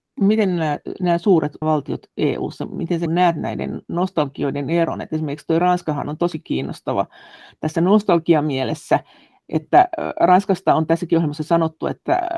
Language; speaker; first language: Finnish; native; Finnish